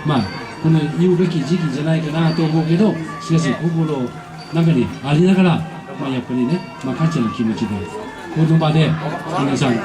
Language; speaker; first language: Japanese; non-native, fluent; Lao